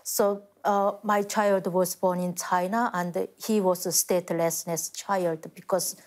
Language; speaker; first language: English; non-native, fluent; Korean